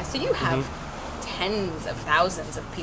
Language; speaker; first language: English; native; English